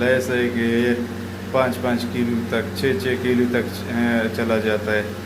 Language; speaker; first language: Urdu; non-native, local second language; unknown